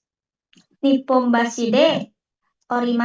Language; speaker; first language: Japanese; non-native, learner; Indonesian